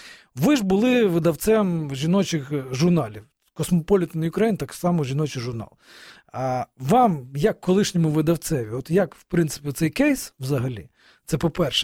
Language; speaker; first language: Ukrainian; native; Ukrainian